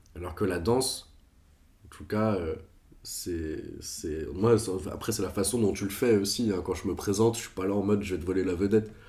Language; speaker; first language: French; non-native, fluent; Portuguese